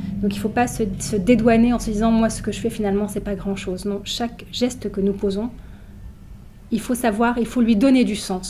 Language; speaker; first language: French; native; French